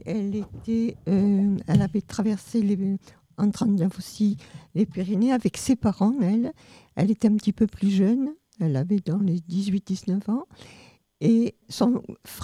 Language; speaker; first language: French; native; French